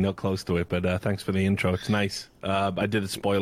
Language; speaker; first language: English; native; English